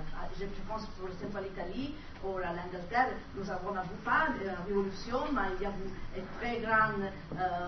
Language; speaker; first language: French; non-native, learner; Italian